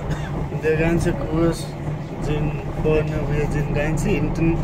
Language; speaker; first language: German; non-native, learner; Arabic